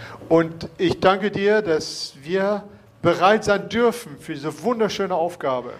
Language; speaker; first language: German; non-native, fluent; French